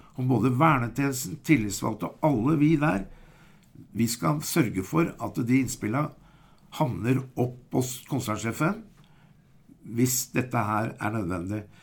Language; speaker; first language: Norwegian; native; Norwegian